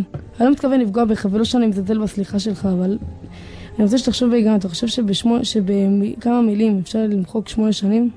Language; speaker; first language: Hebrew; native; Hebrew